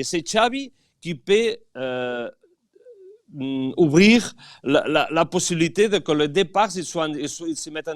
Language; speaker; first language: French; non-native, fluent; Catalan